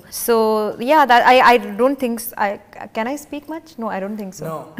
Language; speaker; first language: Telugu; non-native, learner; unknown